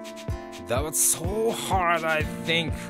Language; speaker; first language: English; non-native, learner; Japanese